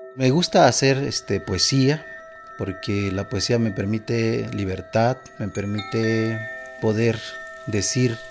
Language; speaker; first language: Spanish; native; Spanish